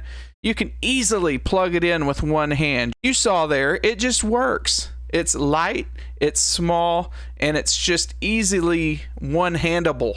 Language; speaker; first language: English; native; English